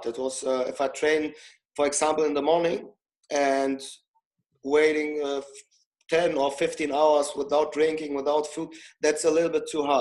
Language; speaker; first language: English; non-native, fluent; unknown